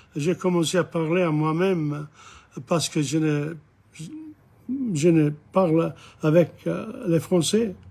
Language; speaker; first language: French; non-native, learner; English